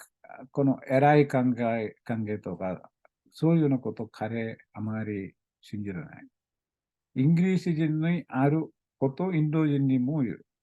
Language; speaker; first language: Japanese; non-native, learner; Malayalam